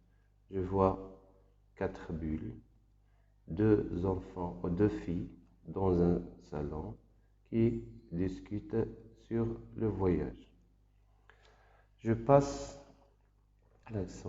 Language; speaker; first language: French; non-native, local second language; Arabic